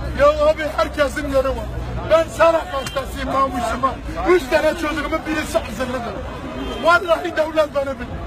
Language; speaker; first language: Turkish; native; Turkish